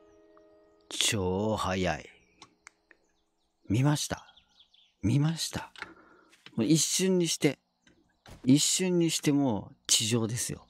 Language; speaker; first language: Japanese; native; Japanese